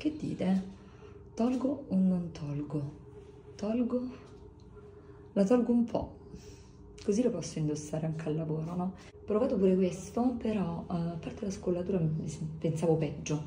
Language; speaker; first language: Italian; native; Italian